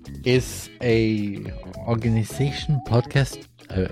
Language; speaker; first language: English; non-native, fluent; German